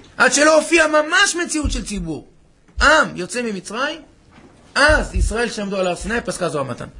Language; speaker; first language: Hebrew; native; Hebrew